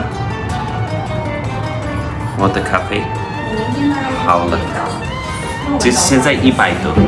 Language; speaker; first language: Chinese; non-native, fluent; Turkish